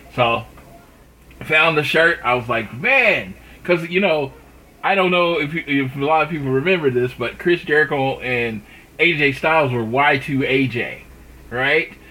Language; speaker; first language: English; native; English